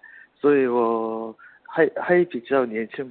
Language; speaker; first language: Chinese; non-native, learner; Korean